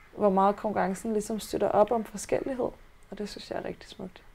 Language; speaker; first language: Danish; native; Danish